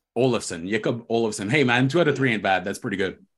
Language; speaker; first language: English; native; English